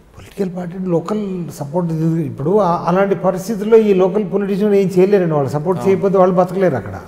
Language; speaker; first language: Telugu; native; Telugu